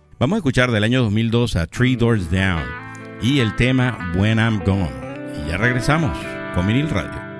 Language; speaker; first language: Spanish; native; Spanish